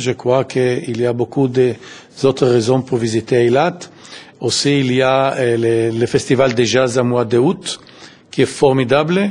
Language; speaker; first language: French; non-native, fluent; Hebrew